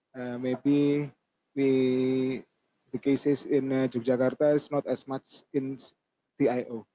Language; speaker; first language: English; non-native, learner; Indonesian